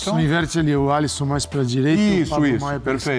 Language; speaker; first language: Portuguese; native; Portuguese